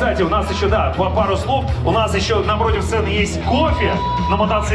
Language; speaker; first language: Russian; native; Russian